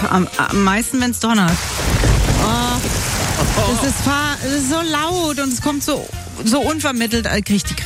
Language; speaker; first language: German; native; German